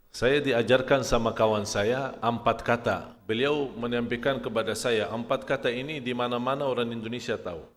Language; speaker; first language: Malay; non-native, fluent; Arabic